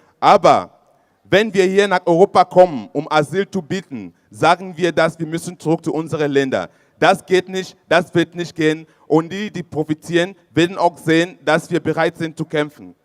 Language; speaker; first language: German; non-native, fluent; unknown